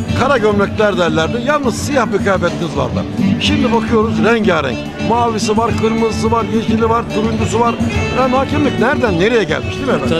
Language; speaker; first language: Turkish; native; Turkish